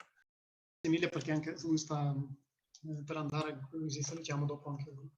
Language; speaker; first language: Italian; non-native, learner; Russian